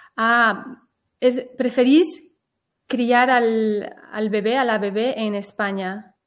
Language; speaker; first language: Spanish; native; Spanish